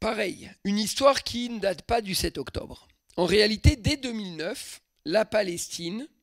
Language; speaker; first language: French; native; French